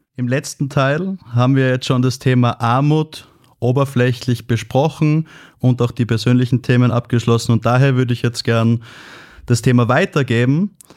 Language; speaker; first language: German; native; German